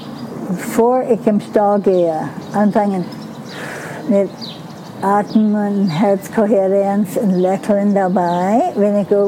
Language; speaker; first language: German; non-native, fluent; English